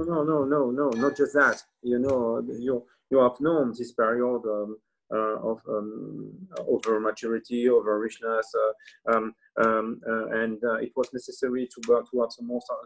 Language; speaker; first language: English; non-native, learner; French